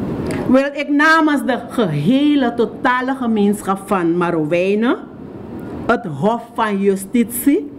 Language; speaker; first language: Dutch; non-native, local second language; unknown